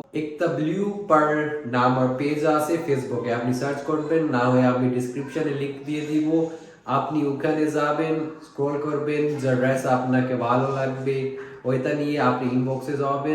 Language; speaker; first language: Bangla; non-native, fluent; Urdu